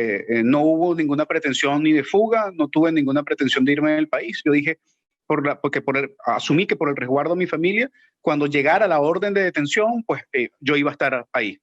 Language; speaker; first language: Spanish; native; Spanish